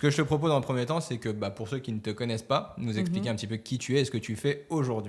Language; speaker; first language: French; native; French